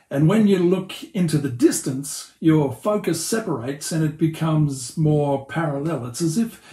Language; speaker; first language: English; native; English